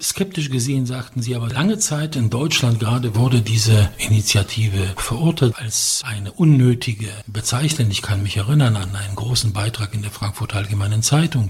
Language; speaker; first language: German; non-native, fluent; Polish